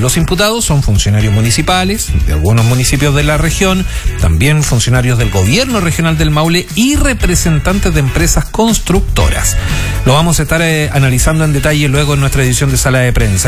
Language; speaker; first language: Spanish; native; Spanish